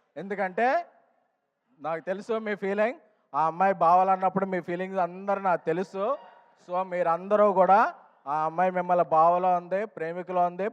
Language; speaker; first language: Telugu; native; Telugu